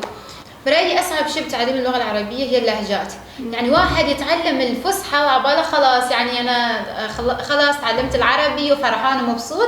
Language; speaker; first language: Arabic; non-native, fluent; Persian